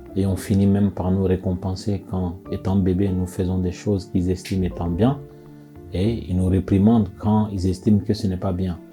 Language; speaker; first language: French; non-native, local second language; Bambara